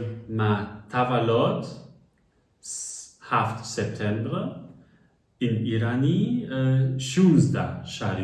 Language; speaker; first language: Persian; non-native, learner; German